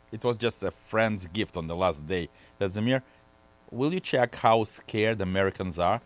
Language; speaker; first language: English; non-native, fluent; Russian